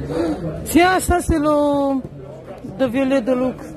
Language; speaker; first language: French; non-native, learner; Romanian